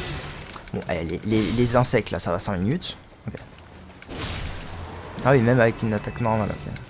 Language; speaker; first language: French; native; French